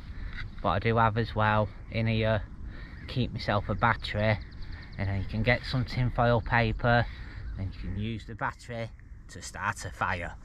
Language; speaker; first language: English; native; English